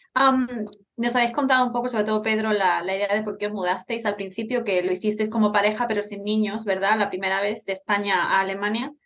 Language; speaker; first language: Spanish; native; Spanish